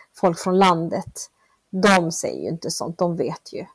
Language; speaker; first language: Swedish; early bilingual, other home language; Spanish